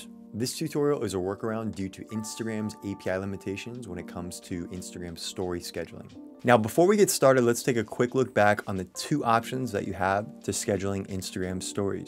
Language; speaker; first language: English; native; English